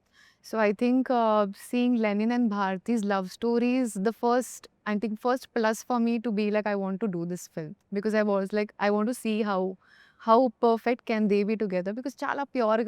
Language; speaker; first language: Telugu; non-native, learner; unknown